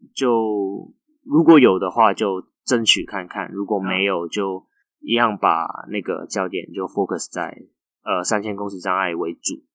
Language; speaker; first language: Chinese; non-native, fluent; Cantonese